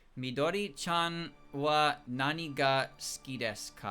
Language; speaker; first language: Japanese; non-native, learner; English